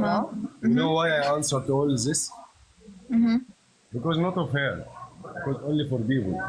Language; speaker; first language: English; non-native, learner; Arabic